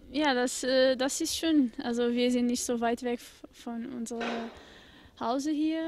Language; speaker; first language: German; non-native, fluent; Portuguese